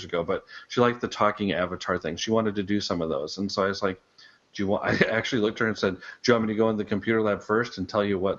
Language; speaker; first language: English; native; English